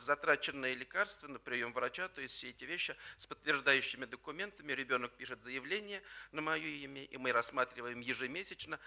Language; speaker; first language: Russian; native; Russian